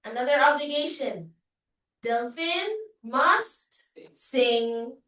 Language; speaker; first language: English; non-native, local second language; Filipino